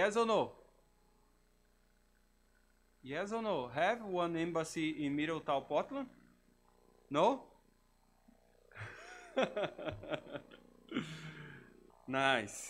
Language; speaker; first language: English; non-native, learner; Portuguese